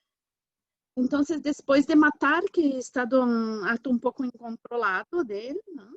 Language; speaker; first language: Spanish; non-native, learner; Portuguese